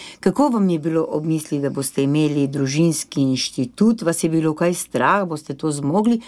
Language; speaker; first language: Slovenian; native; Slovenian